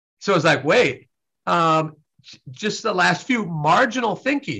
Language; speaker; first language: English; native; English